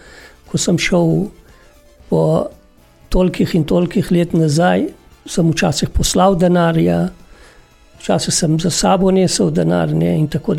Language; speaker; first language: Slovenian; non-native, fluent; Kurdish